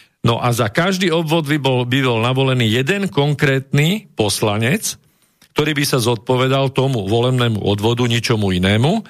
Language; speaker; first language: Slovak; native; Slovak